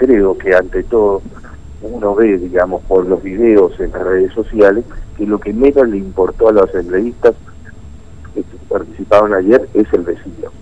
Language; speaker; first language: Spanish; native; Spanish